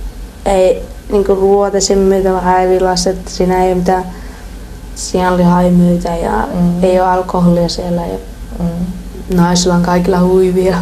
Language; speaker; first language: Finnish; early bilingual, other home language; Persian